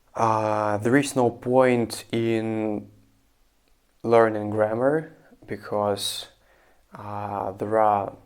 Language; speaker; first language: English; non-native, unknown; Russian